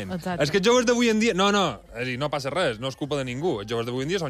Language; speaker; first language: Catalan; native; Catalan